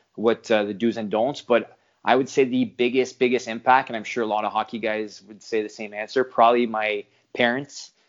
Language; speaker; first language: English; non-native, fluent; French